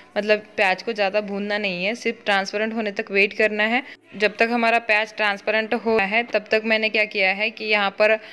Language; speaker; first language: Hindi; non-native, local second language; Marathi